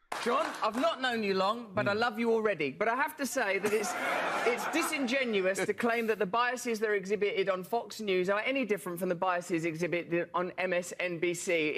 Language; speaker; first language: English; native; English